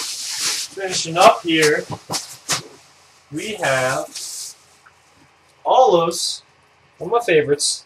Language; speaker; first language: English; native; English